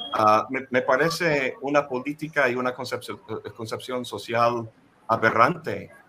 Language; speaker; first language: Spanish; non-native, fluent; English